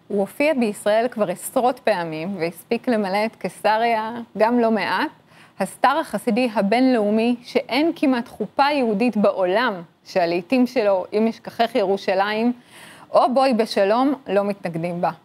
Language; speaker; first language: Hebrew; native; Hebrew